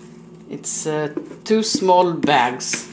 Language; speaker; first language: English; non-native, learner; Portuguese